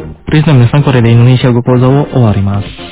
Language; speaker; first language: Japanese; non-native, fluent; Indonesian